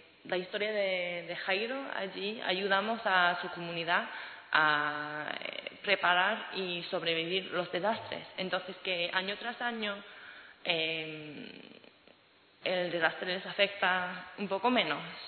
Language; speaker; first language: Spanish; non-native, fluent; English